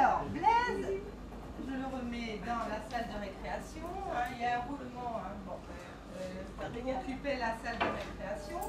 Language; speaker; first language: French; native; French